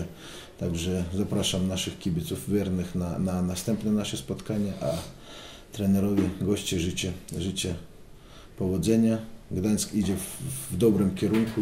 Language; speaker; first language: Polish; non-native, fluent; Russian